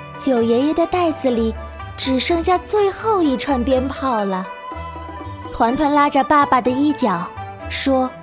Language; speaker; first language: Chinese; native; Chinese